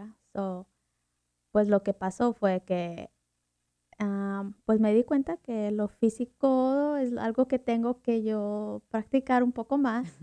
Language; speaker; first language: Spanish; early bilingual, heritage; Spanish